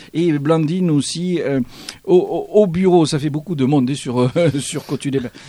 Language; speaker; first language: French; native; French